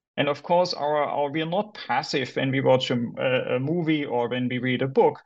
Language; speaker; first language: English; non-native, fluent; German